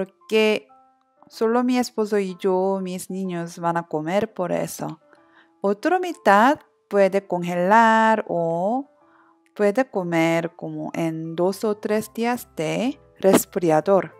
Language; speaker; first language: Spanish; non-native, learner; Korean